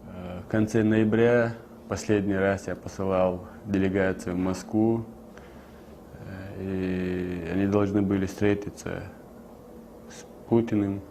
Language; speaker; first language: Russian; non-native, local second language; Chechen